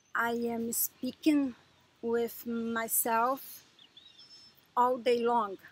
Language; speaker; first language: English; non-native, learner; Portuguese